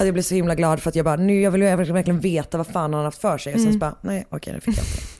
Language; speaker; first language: Swedish; native; Swedish